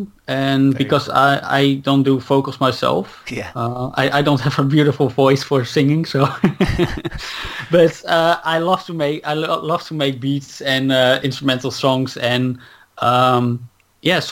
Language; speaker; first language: English; non-native, fluent; Dutch